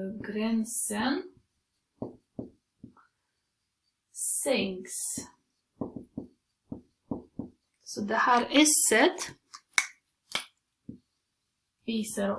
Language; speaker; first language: Swedish; non-native, fluent; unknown